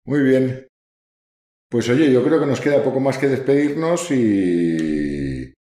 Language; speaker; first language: Spanish; native; Spanish